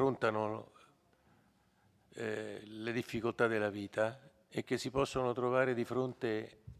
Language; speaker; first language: Italian; native; Italian